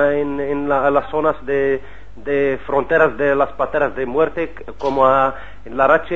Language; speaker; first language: Spanish; non-native, learner; Arabic